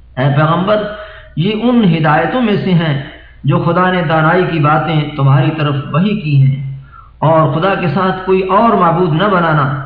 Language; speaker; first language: Urdu; native; Urdu